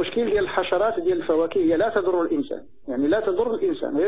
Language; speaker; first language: Arabic; native; Arabic